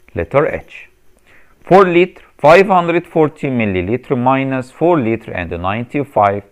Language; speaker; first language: English; non-native, fluent; Arabic